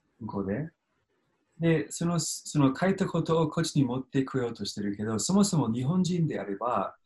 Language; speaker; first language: Japanese; non-native, fluent; English